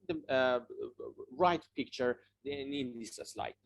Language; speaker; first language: English; non-native, fluent; Persian